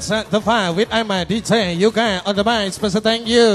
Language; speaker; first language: English; non-native, learner; Indonesian